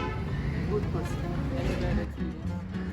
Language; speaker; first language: English; non-native, learner; Hindi